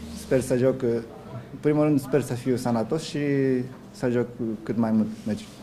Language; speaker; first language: Romanian; non-native, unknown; Japanese